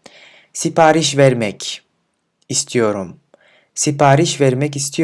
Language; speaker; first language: Turkish; non-native, fluent; Kyrgyz